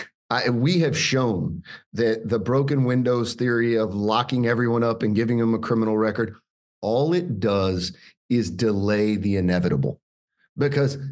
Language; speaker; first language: English; native; English